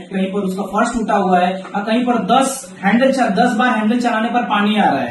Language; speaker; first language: Hindi; native; Hindi